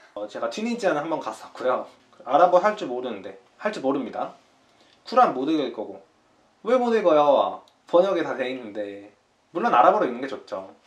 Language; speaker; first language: Korean; native; Korean